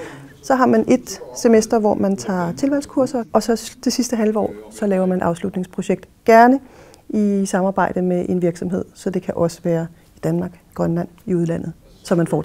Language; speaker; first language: Danish; native; Danish